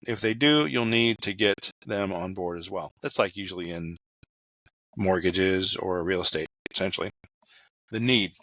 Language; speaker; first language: English; native; English